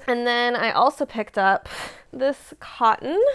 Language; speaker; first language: English; native; English